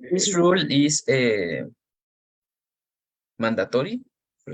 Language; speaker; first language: English; non-native, learner; Spanish